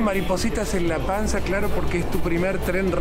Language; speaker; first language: Spanish; native; Spanish